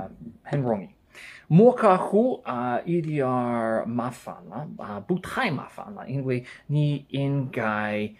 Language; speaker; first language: Chinese; non-native, learner; English